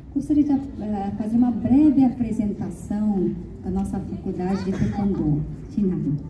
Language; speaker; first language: Portuguese; early bilingual, heritage; Korean